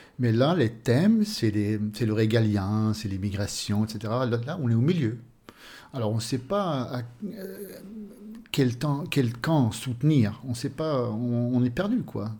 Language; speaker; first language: French; non-native, fluent; Swedish